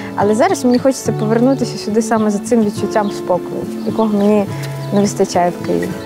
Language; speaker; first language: Ukrainian; native; Ukrainian